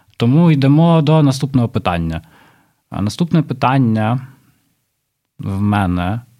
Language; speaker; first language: Ukrainian; non-native, local second language; Russian